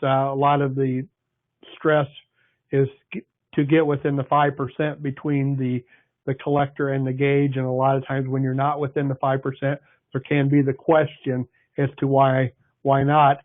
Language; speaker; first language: English; native; English